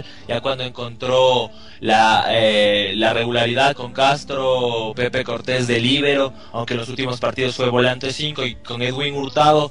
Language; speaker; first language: Spanish; native; Spanish